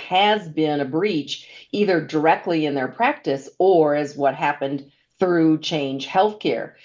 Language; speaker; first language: English; native; English